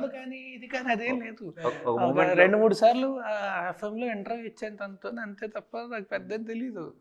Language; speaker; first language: Telugu; native; Telugu